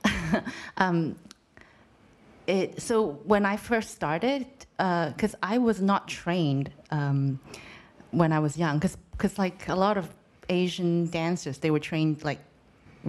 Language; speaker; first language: English; non-native, local second language; Cantonese